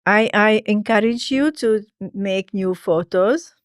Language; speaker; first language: English; non-native, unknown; Hungarian